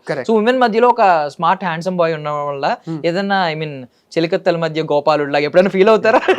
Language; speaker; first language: Telugu; native; Telugu